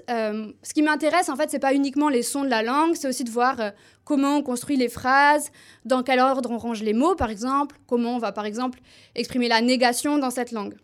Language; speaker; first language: French; native; French